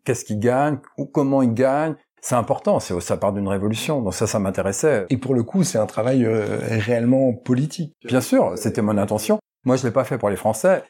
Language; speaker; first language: French; native; French